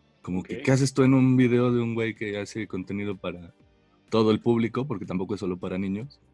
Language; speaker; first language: Spanish; native; Spanish